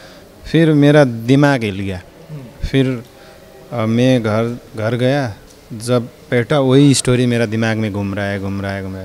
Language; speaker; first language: Hindi; non-native, learner; Nepali